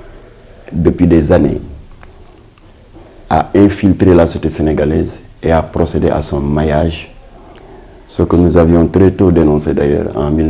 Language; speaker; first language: French; non-native, local second language; Wolof